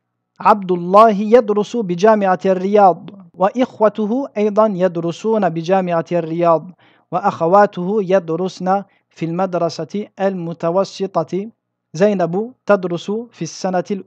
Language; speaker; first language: Arabic; non-native, fluent; French